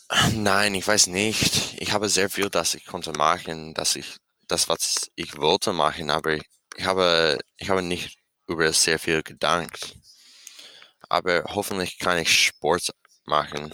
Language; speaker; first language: German; non-native, learner; English